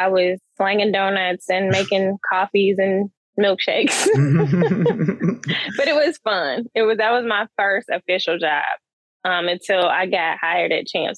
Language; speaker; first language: English; native; English